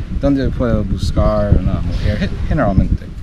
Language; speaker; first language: Spanish; non-native, learner; English